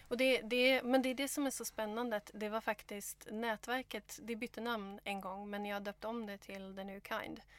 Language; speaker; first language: Swedish; native; Swedish